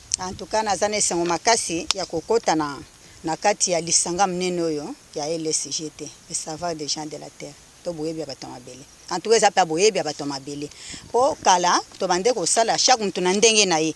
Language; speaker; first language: Lingala; non-native, local second language; Kituba (Democratic Republic of Congo)